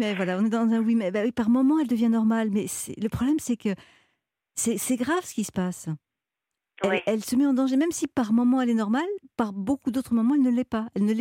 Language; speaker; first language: French; native; French